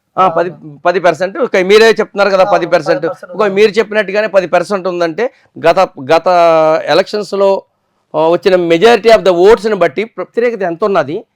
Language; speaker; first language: Telugu; native; Telugu